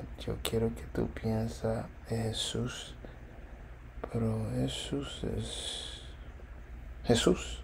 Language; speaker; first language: Spanish; early bilingual, heritage; English